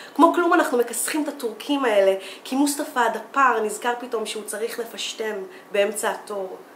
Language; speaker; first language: Hebrew; native; Hebrew